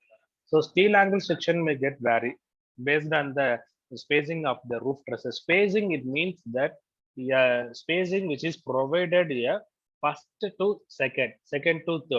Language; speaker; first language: English; non-native, local second language; Tamil